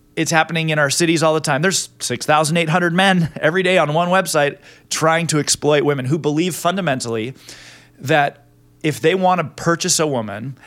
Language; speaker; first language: English; native; English